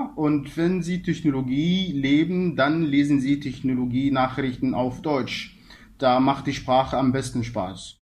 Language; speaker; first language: German; non-native, fluent; Arabic